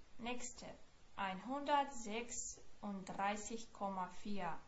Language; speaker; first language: German; non-native, fluent; Ukrainian